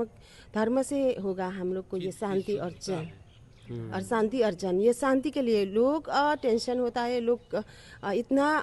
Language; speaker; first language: Hindi; non-native, learner; Nepali